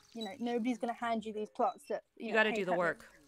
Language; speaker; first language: English; native; English